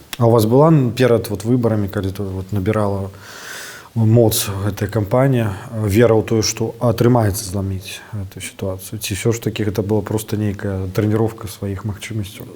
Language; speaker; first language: Belarusian; non-native, local second language; Russian